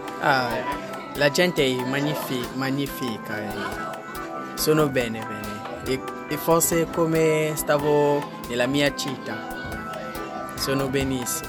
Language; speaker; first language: Italian; non-native, learner; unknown